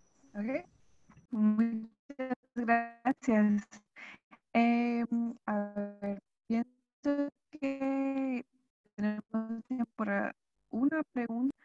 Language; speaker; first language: Spanish; non-native, fluent; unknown